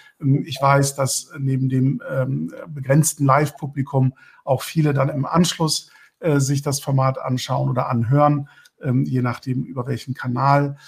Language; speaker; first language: German; early bilingual, other home language; Turkish